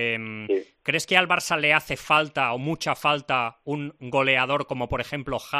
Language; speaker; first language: Spanish; native; Spanish